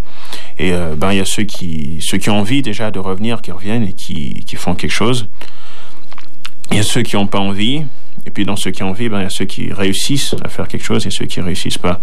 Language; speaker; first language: French; early bilingual, other home language; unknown